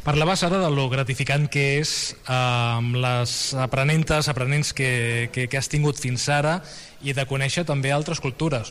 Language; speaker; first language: Catalan; native; Catalan